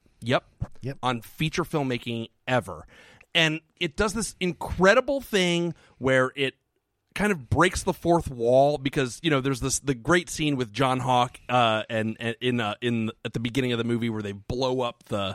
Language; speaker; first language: English; native; English